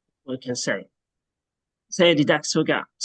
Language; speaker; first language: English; non-native, fluent; Arabic